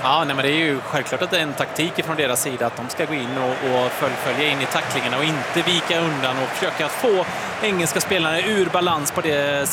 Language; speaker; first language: Swedish; native; Swedish